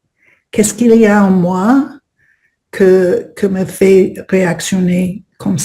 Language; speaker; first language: French; non-native, learner; Spanish